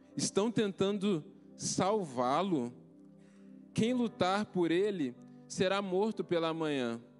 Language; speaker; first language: Portuguese; native; Portuguese